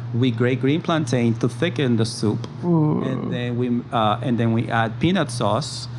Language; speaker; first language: English; early bilingual, other home language; Spanish